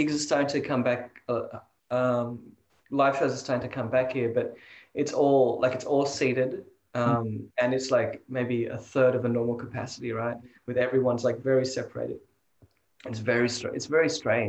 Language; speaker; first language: English; native; English